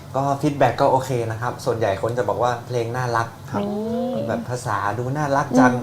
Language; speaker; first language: Thai; native; Thai